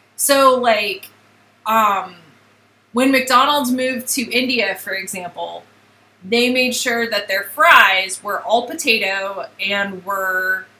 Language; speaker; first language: English; native; English